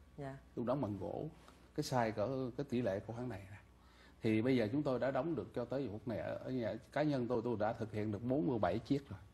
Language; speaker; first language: Vietnamese; native; Vietnamese